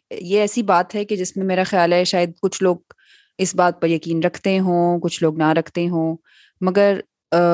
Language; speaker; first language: Urdu; native; Urdu